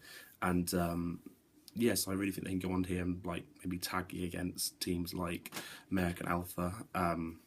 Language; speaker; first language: English; native; English